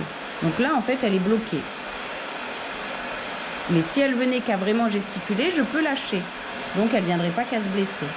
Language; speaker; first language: French; native; French